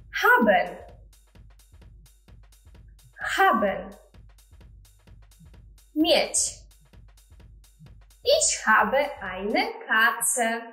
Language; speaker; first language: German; non-native, fluent; Polish